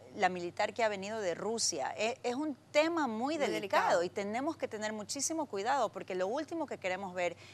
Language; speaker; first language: Spanish; native; Spanish